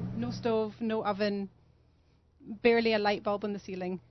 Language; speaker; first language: English; native; English